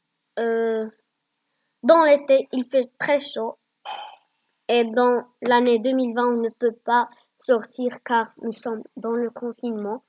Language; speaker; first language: French; non-native, learner; Arabic